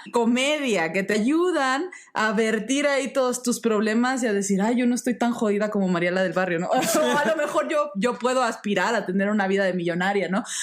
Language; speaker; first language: Spanish; native; Spanish